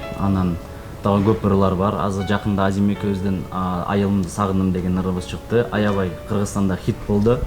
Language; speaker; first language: Kyrgyz; non-native, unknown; Russian